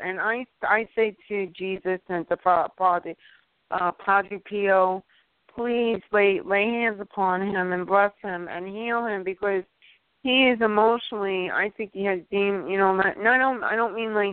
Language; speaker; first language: English; native; English